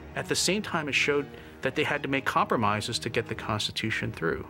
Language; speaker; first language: English; native; English